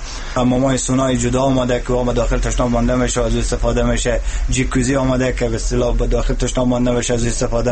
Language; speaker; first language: Persian; native; Persian